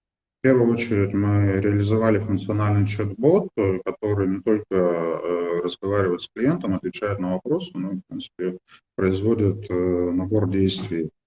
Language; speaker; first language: Russian; native; Russian